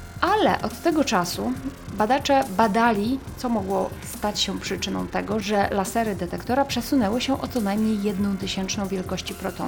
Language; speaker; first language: Polish; native; Polish